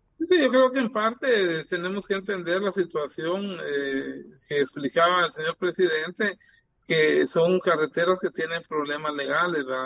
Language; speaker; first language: Spanish; native; Spanish